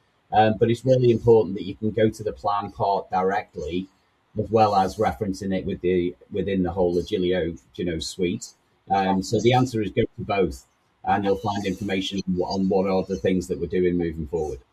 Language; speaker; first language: English; native; English